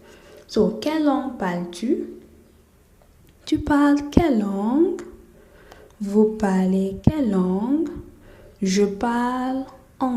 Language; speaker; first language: French; non-native, fluent; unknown